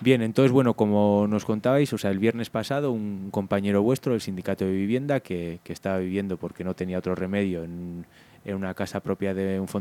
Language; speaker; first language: Spanish; native; Spanish